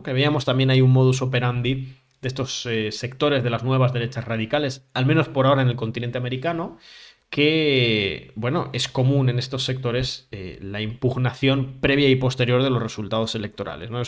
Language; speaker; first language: Spanish; native; Spanish